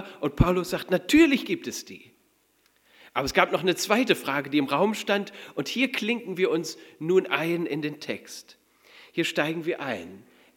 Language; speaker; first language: German; native; German